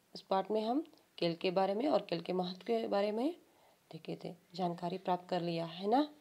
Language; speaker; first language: Hindi; non-native, local second language; Kannada